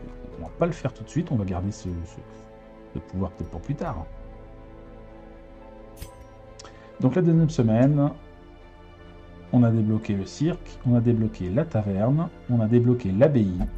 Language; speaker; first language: French; native; French